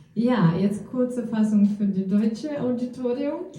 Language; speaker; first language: German; non-native, fluent; Russian